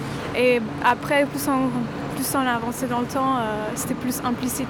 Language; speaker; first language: French; early bilingual, other home language; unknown